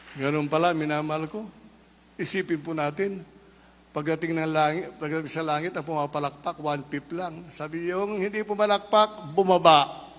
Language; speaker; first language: Filipino; non-native, local second language; Iloko